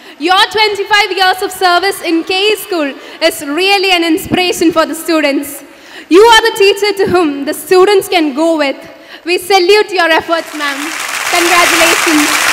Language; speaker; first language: English; non-native, local second language; Malayalam